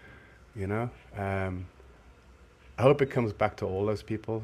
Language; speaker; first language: English; native; English